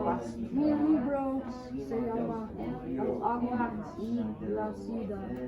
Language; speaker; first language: Spanish; non-native, learner; English